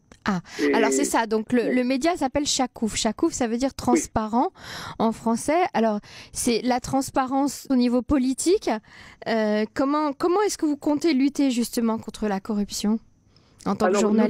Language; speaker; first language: French; native; French